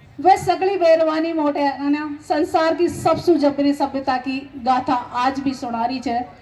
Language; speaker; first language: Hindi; non-native, local second language; Rajasthani